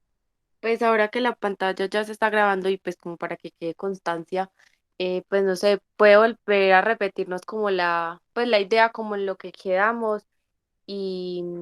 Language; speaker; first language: Spanish; native; Spanish